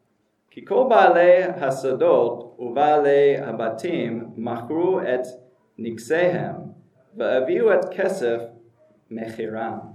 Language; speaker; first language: Hebrew; non-native, fluent; English